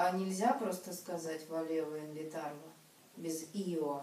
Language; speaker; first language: Russian; native; Russian